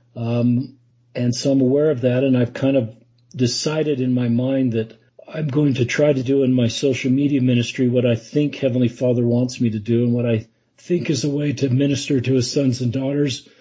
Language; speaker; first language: English; native; English